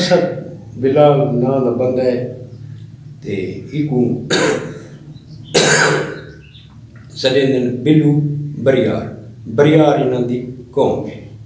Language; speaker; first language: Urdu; non-native, local second language; Saraiki